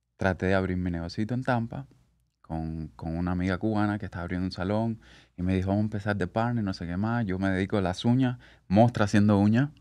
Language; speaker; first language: Spanish; native; Spanish